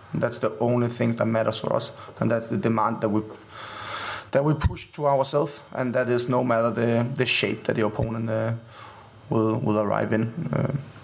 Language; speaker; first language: English; non-native, fluent; Danish